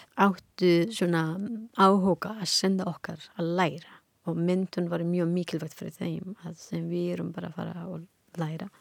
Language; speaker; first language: Icelandic; non-native, learner; Persian